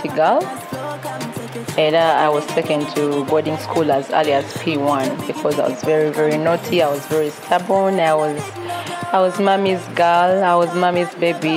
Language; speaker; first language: English; non-native, local second language; Ganda